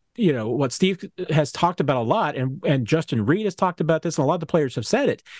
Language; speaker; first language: English; native; English